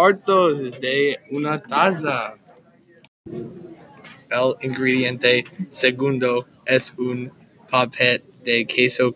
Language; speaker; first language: Spanish; non-native, learner; English